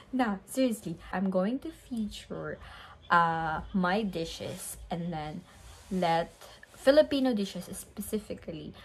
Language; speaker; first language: English; non-native, local second language; Filipino